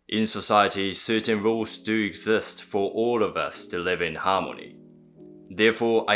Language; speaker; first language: English; early bilingual, other home language; Japanese